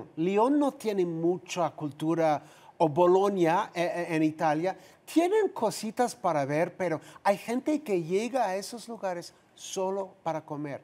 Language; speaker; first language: Spanish; non-native, fluent; English